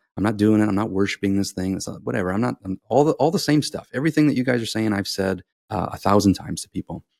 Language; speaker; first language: English; native; English